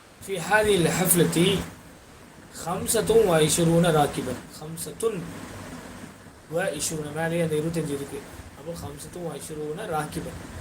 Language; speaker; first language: Arabic; non-native, fluent; Tamil